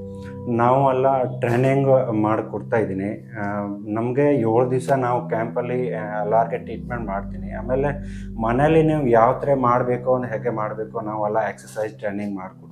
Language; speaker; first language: Kannada; non-native, local second language; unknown